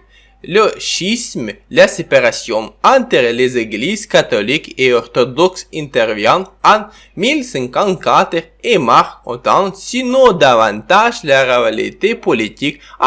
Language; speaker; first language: French; non-native, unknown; Ukrainian